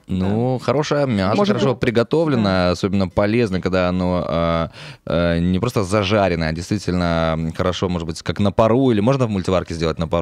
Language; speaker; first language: Russian; native; Russian